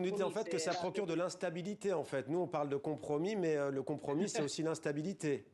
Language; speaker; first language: French; native; French